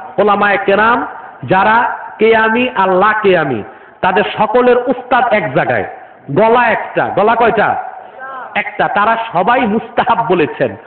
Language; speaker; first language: Bangla; non-native, local second language; Urdu